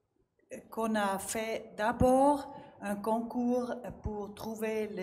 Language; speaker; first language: French; non-native, learner; German